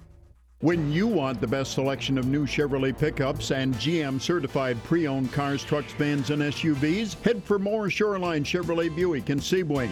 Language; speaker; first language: English; native; English